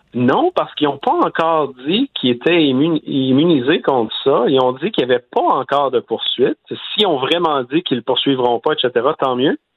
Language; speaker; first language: French; native; French